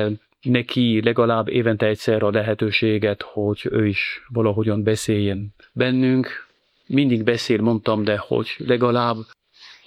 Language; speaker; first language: Hungarian; non-native, fluent; French